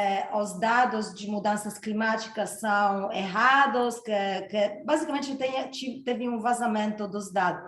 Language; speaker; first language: Portuguese; non-native, fluent; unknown